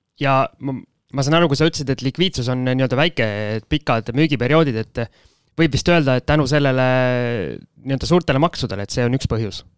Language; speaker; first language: Estonian; native; Estonian